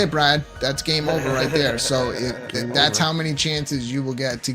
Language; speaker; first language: English; native; English